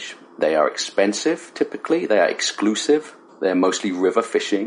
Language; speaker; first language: English; native; English